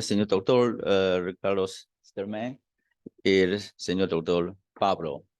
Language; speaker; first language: Spanish; non-native, fluent; Chinese